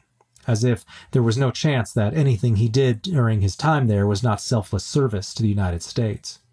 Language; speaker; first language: English; native; English